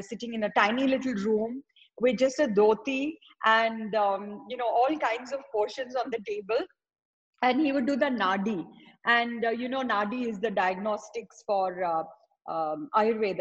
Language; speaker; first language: English; non-native, local second language; Tamil